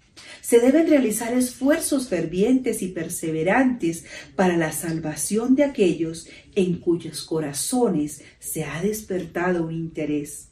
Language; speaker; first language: Spanish; native; Spanish